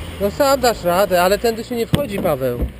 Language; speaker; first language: Polish; native; Polish